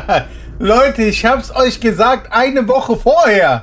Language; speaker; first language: German; native; German